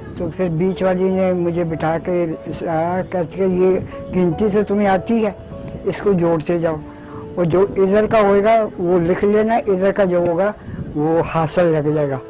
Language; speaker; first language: Hindi; early bilingual, other home language; Punjabi